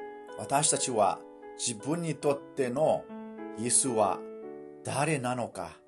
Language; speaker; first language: Japanese; non-native, fluent; Burmese